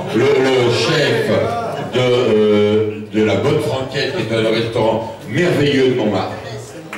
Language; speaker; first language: French; native; French